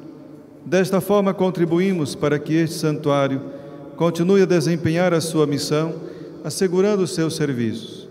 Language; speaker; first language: Portuguese; native; Portuguese